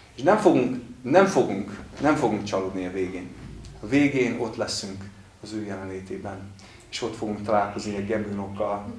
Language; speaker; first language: Hungarian; non-native, fluent; English